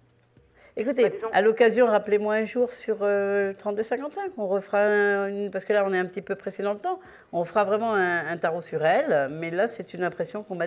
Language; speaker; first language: French; native; French